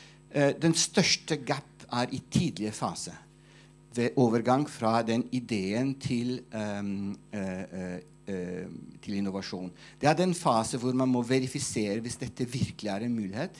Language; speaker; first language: Norwegian; non-native, fluent; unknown